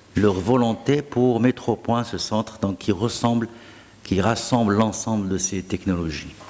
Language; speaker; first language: French; non-native, local second language; Arabic